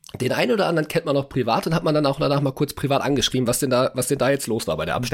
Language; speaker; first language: German; native; German